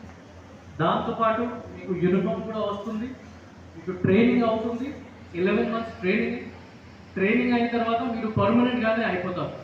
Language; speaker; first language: Telugu; non-native, fluent; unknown